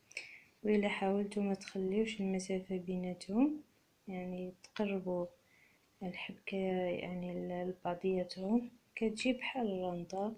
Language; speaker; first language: Arabic; native; Arabic